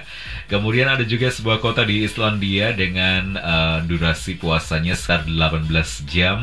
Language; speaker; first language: Indonesian; native; Indonesian